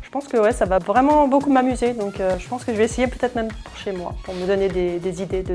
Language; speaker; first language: French; native; French